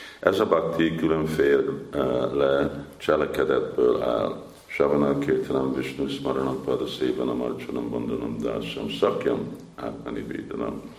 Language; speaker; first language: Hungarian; early bilingual, heritage; Hungarian